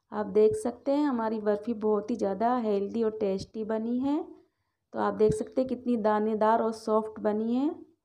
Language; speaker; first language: Hindi; native; Hindi